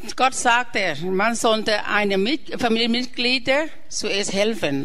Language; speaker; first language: German; non-native, learner; Thai